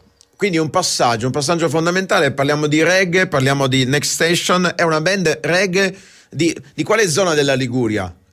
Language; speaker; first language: Italian; native; Italian